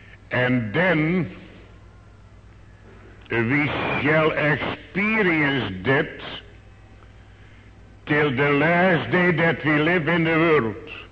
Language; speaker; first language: English; non-native, fluent; Dutch